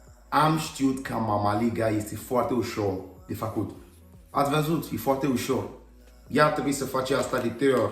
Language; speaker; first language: Romanian; non-native, learner; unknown